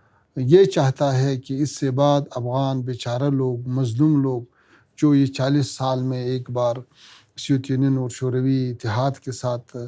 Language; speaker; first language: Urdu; non-native, fluent; Pashto